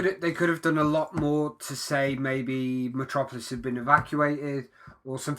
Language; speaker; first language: English; native; English